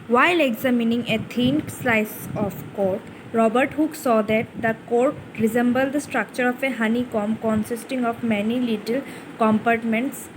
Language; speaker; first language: English; non-native, local second language; Bangla